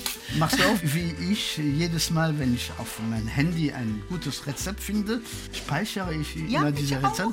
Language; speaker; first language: German; non-native, fluent; French